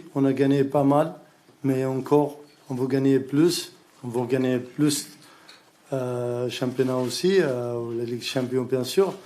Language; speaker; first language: French; non-native, learner; Arabic